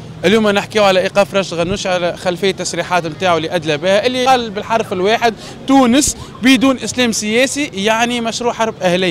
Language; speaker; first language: Arabic; native; Arabic